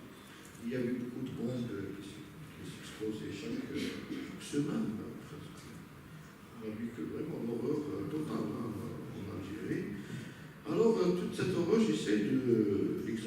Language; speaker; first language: French; non-native, local second language; Arabic